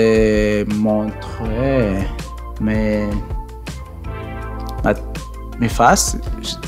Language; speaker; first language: French; non-native, learner; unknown